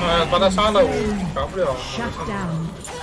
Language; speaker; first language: Chinese; native; Chinese